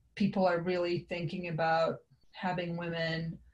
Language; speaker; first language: English; non-native, fluent; Serbian